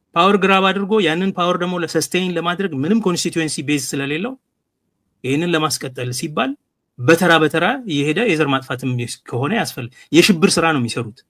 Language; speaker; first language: Amharic; non-native, local second language; Oromo